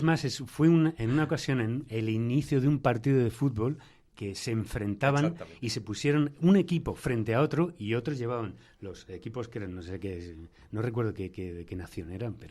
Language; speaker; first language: Spanish; native; Spanish